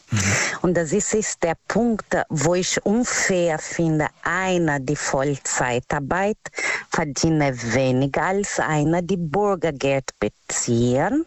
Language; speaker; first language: German; non-native, learner; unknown